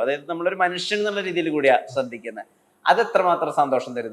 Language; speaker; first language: Malayalam; native; Malayalam